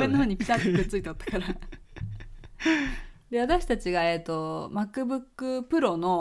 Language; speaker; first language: Japanese; native; Japanese